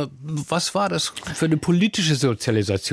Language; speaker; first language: German; native; German